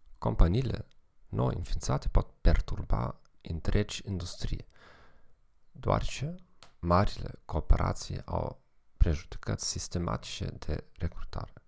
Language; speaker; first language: Romanian; non-native, fluent; German